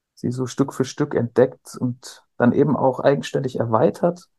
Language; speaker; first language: German; native; German